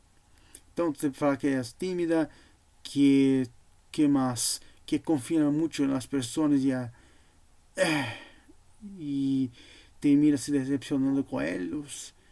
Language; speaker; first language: Portuguese; non-native, learner; Spanish